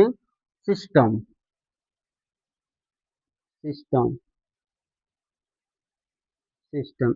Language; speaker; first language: Hindi; native; Hindi